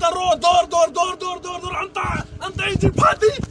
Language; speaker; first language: Arabic; non-native, learner; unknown